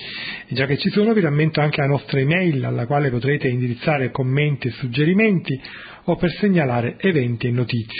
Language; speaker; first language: Italian; native; Italian